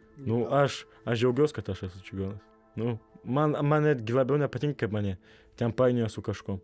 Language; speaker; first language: Lithuanian; non-native, local second language; Romany